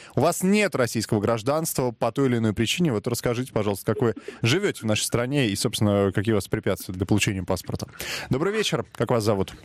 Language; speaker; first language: Russian; native; Russian